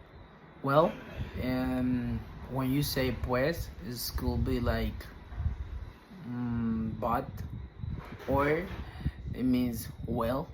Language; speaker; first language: English; non-native, fluent; Spanish